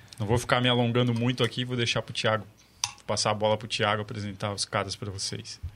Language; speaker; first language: Portuguese; native; Portuguese